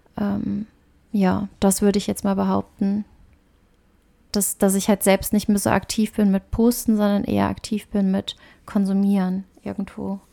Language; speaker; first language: German; native; German